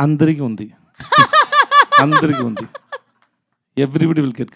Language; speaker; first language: Telugu; non-native, learner; Tamil